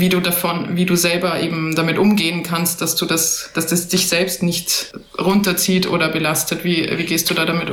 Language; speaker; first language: German; native; German